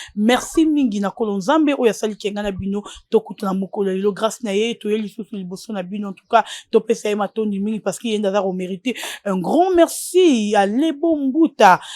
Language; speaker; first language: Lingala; native; Lingala